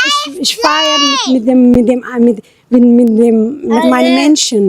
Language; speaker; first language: German; non-native, learner; Tigrinya